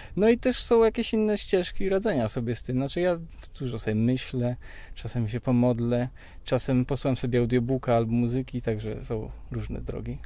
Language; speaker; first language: Polish; native; Polish